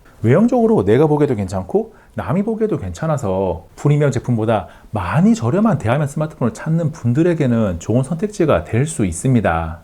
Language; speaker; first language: Korean; native; Korean